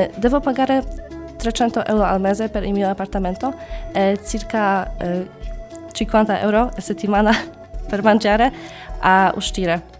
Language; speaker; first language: Italian; non-native, learner; Polish